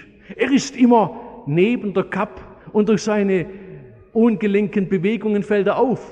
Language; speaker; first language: German; native; German